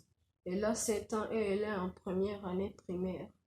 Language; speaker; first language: French; non-native, local second language; Kinyarwanda